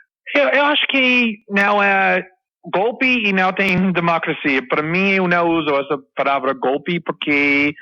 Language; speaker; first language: Portuguese; non-native, fluent; English